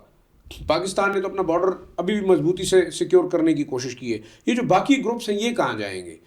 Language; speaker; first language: Urdu; native; Urdu